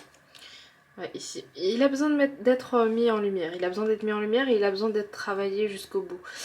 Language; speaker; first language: French; native; French